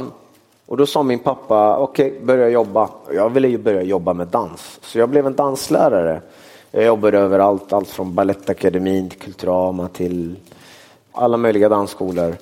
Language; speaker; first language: Swedish; early bilingual, other home language; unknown